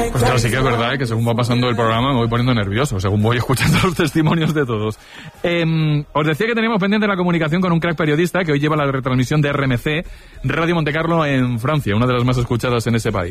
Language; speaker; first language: Spanish; native; Spanish